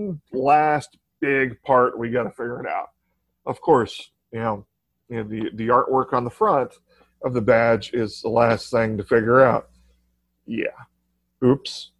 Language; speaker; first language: English; native; English